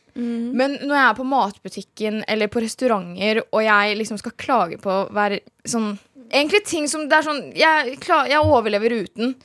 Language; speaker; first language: Norwegian; native; Norwegian